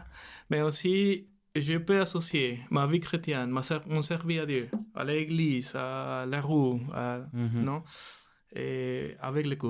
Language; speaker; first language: French; non-native, learner; Spanish